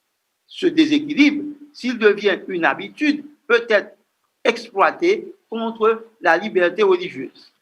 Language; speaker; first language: French; non-native, local second language; Haitian Creole